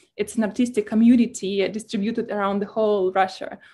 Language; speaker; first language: English; non-native, fluent; Russian